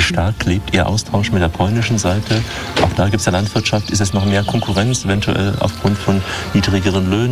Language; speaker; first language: German; native; German